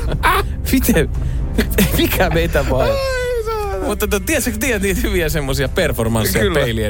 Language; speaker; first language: Finnish; native; Finnish